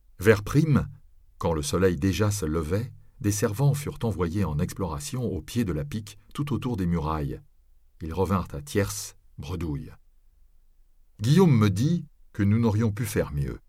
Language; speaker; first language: French; native; French